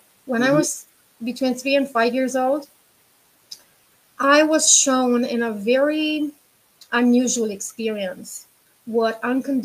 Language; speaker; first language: English; non-native, fluent; Romanian